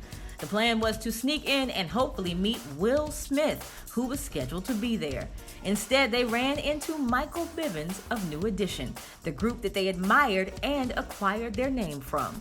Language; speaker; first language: English; native; English